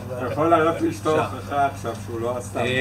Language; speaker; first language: Hebrew; native; Hebrew